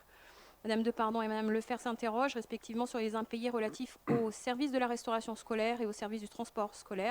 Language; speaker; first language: French; native; French